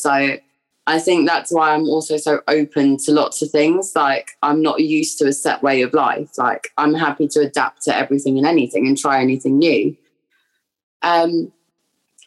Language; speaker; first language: English; native; English